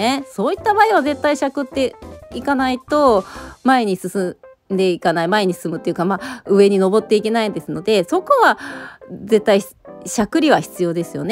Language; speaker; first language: Japanese; native; Japanese